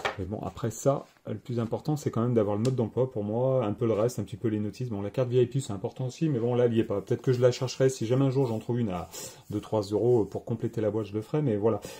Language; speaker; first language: French; native; French